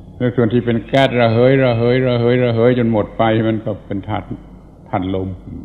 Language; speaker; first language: Thai; native; Thai